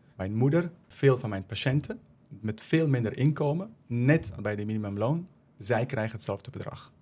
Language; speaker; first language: Dutch; non-native, fluent; Persian